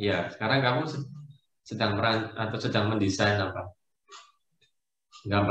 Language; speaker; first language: Indonesian; native; Indonesian